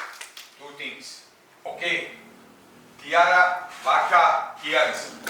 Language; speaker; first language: English; non-native, fluent; Indonesian